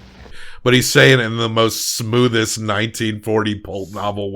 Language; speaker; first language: English; native; English